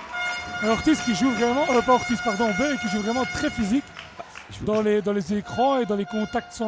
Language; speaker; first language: French; native; French